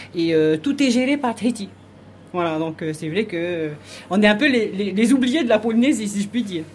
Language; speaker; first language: French; native; French